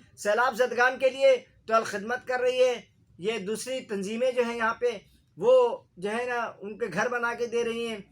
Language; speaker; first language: Urdu; native; Urdu